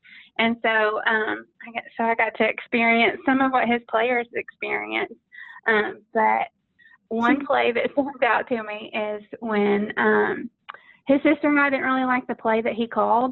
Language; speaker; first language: English; native; English